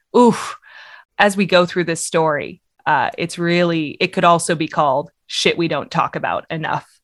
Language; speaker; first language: English; native; English